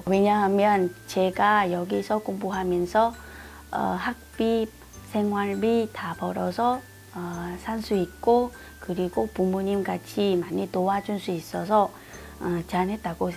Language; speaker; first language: Korean; non-native, fluent; Vietnamese